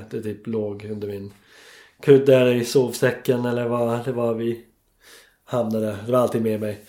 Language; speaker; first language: Swedish; non-native, fluent; English